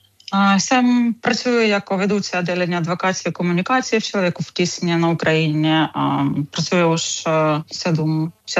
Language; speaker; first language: Czech; non-native, learner; Ukrainian